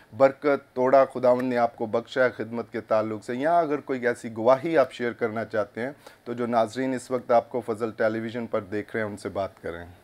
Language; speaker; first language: Urdu; non-native, local second language; Punjabi